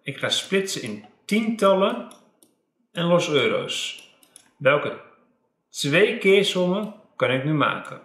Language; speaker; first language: Dutch; native; Dutch